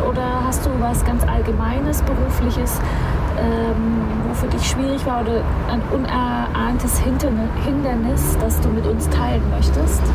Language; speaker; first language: German; native; German